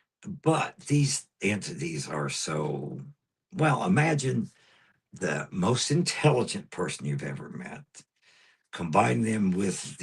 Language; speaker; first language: English; native; English